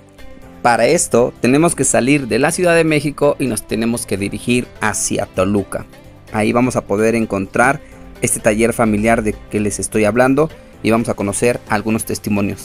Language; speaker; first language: Spanish; native; Spanish